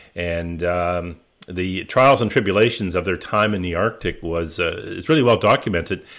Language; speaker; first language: English; native; English